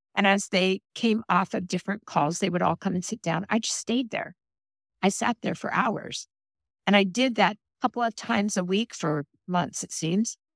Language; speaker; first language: English; native; English